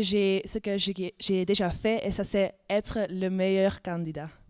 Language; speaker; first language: French; non-native, local second language; Dutch